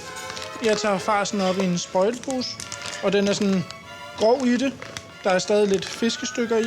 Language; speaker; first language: Danish; native; Danish